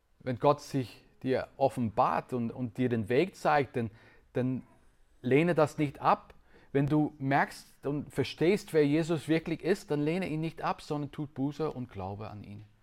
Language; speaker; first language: German; non-native, fluent; English